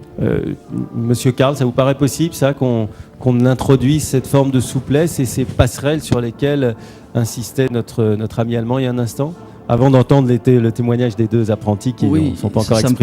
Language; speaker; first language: French; native; French